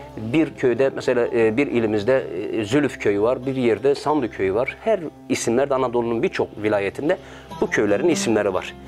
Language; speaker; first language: Turkish; native; Turkish